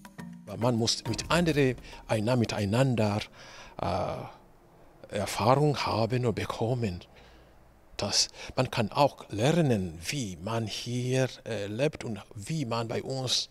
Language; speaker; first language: German; non-native, learner; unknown